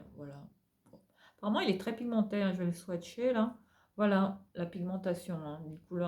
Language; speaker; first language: French; native; French